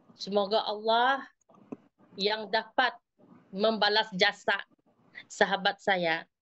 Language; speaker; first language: Malay; native; Malay